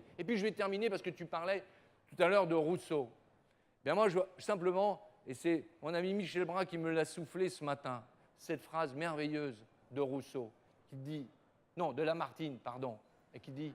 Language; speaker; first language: French; native; French